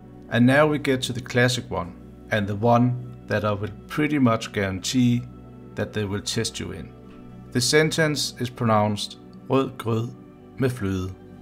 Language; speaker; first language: English; non-native, fluent; Danish